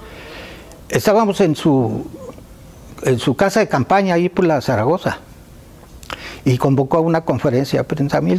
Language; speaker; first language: Spanish; native; Spanish